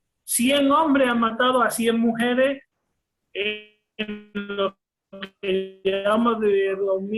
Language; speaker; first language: Spanish; native; Spanish